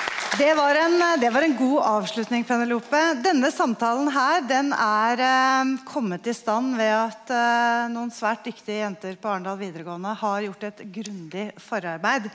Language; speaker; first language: Norwegian; native; Norwegian